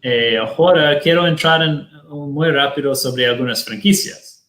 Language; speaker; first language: Spanish; non-native, fluent; Portuguese